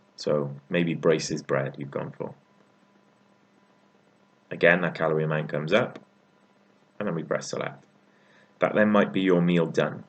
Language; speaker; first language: English; native; English